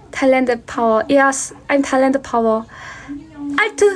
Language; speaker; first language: English; non-native, learner; Korean